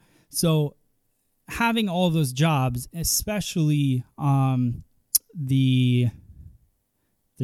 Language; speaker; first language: English; native; English